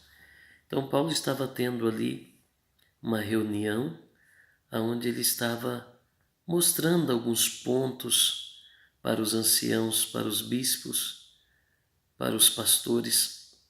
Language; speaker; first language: Portuguese; native; Portuguese